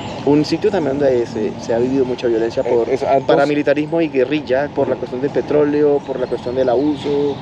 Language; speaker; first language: Spanish; native; Spanish